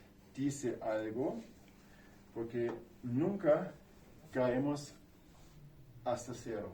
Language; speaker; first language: Spanish; non-native, fluent; German